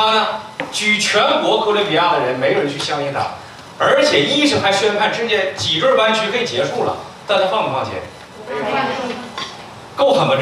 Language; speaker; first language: Chinese; native; Chinese